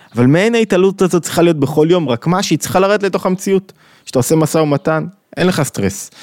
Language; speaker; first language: Hebrew; native; Hebrew